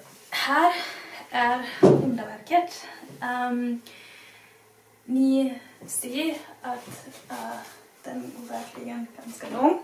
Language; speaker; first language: Swedish; non-native, fluent; German